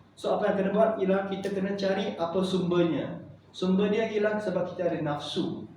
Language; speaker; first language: Malay; non-native, local second language; Chinese